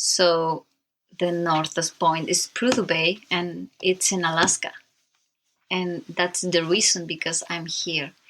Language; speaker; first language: English; non-native, learner; Spanish